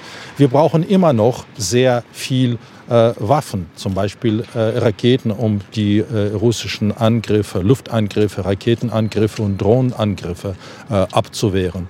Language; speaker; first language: German; non-native, fluent; Ukrainian